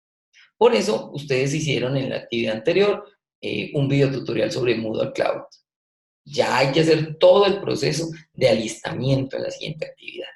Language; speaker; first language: Spanish; native; Spanish